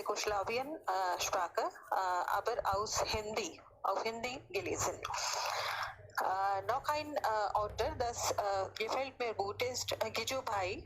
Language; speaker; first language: German; non-native, learner; Hindi